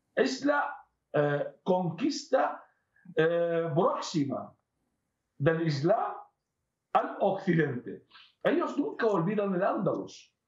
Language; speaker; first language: Spanish; non-native, fluent; Arabic